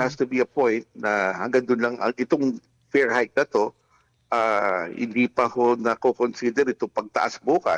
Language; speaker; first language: Filipino; native; Filipino